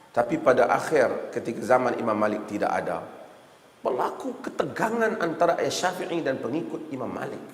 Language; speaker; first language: Malay; native; Malay